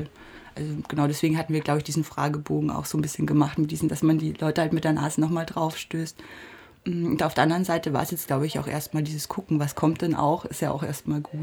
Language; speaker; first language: German; native; German